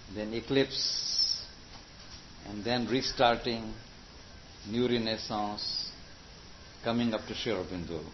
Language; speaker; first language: English; non-native, local second language; Gujarati